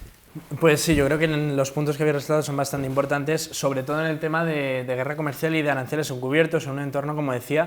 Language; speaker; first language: Spanish; native; Spanish